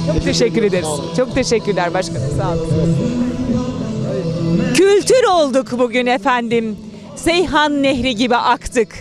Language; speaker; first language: Turkish; native; Turkish